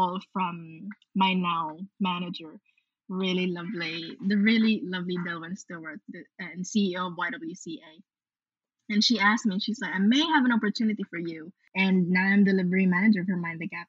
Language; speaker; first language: English; non-native, local second language; Filipino